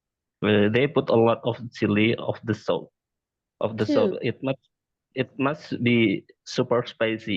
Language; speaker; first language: English; non-native, learner; Indonesian